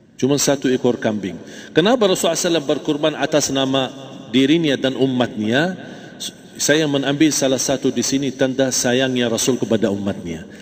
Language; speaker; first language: Malay; non-native, fluent; Arabic